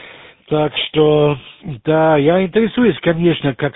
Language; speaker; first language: Russian; non-native, learner; German